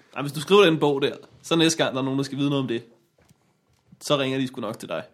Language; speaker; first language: Danish; native; Danish